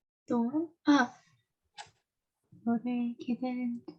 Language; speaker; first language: Korean; non-native, learner; Russian